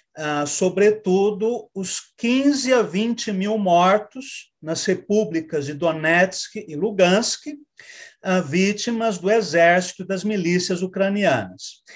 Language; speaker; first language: Portuguese; native; Portuguese